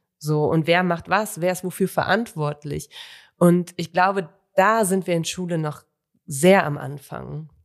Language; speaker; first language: German; native; German